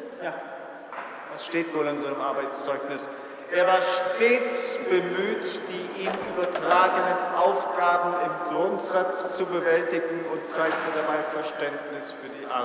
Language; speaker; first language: German; native; German